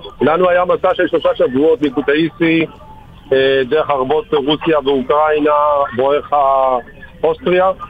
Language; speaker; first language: Hebrew; early bilingual, other home language; Georgian